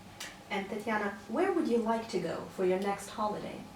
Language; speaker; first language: English; non-native, fluent; Russian